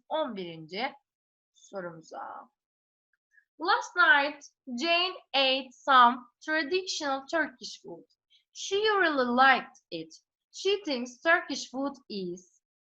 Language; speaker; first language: English; non-native, fluent; Turkish